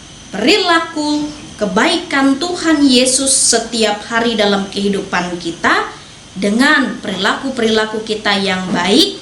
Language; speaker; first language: Indonesian; native; Indonesian